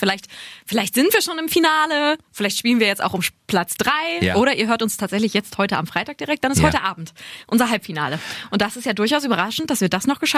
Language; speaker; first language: German; native; German